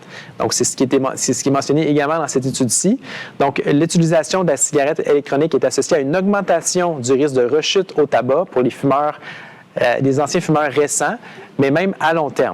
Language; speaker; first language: French; native; French